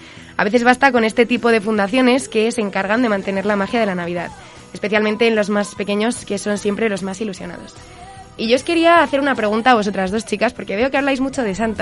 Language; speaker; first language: Spanish; native; Spanish